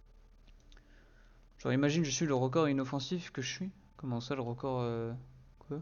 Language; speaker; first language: French; native; French